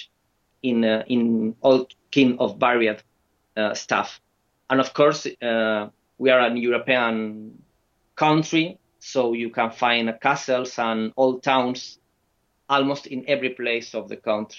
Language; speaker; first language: English; non-native, fluent; Spanish